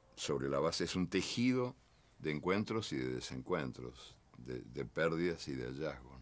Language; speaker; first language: Spanish; native; Spanish